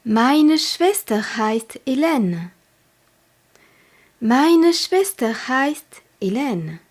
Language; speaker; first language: German; non-native, fluent; French